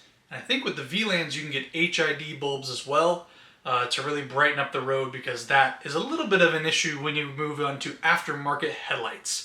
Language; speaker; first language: English; native; English